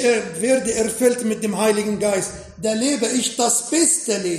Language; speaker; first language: German; non-native, fluent; Arabic